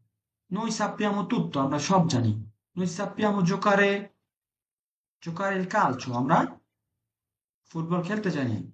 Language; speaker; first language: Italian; non-native, fluent; Bangla